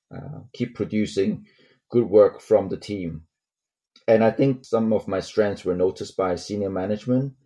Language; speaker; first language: English; non-native, local second language; Cantonese